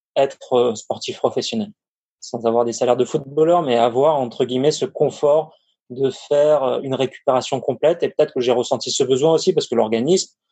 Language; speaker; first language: French; native; French